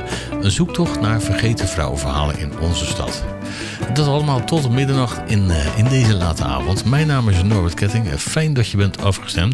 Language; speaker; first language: Dutch; native; Dutch